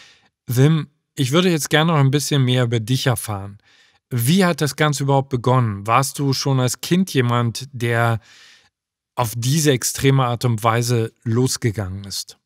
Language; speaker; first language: German; native; German